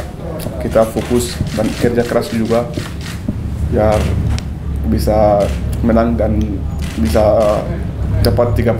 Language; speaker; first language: Indonesian; non-native, learner; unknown